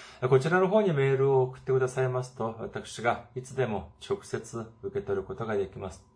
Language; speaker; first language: Japanese; non-native, fluent; Korean